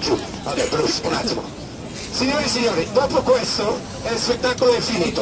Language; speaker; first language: Italian; non-native, fluent; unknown